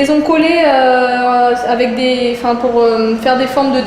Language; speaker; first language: French; native; French